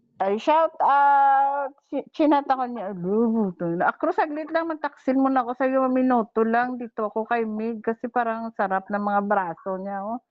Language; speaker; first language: Filipino; non-native, local second language; Hiligaynon